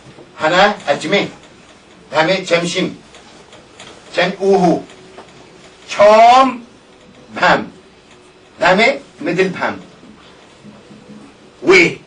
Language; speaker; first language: Korean; non-native, learner; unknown